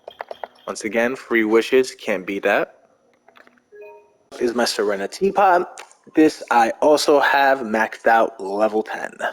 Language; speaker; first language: English; native; English